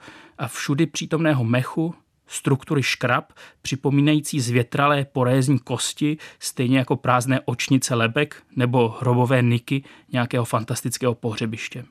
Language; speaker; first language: Czech; native; Czech